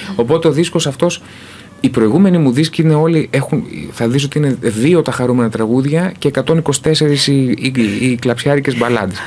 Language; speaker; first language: Greek; early bilingual, heritage; Greek